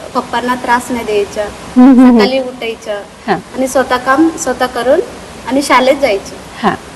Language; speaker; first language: Marathi; non-native, local second language; Telugu